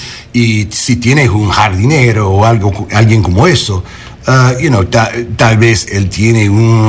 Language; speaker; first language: Spanish; early bilingual, heritage; Spanish